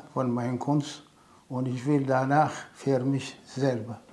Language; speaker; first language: German; non-native, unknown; Arabic